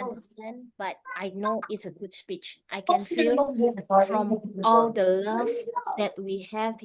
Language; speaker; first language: English; non-native, fluent; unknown